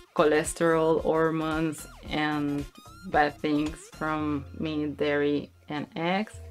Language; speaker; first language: English; non-native, learner; Spanish